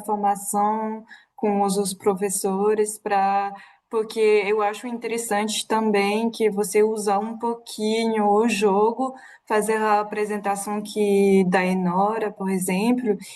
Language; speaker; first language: Portuguese; non-native, fluent; French